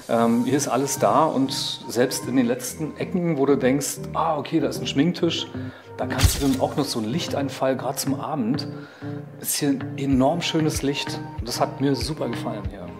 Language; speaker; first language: German; native; German